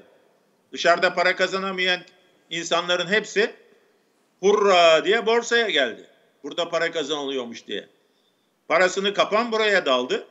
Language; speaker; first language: Turkish; native; Turkish